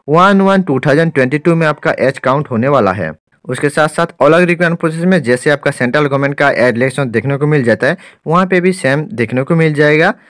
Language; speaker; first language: Hindi; non-native, local second language; Bangla